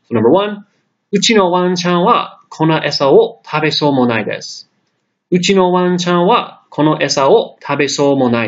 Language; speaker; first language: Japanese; non-native, fluent; English